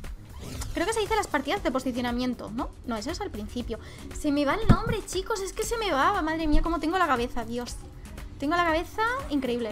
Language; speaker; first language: Spanish; native; Spanish